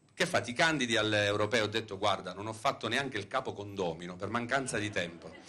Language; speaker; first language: Italian; native; Italian